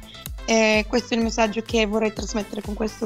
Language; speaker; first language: Italian; non-native, fluent; Bulgarian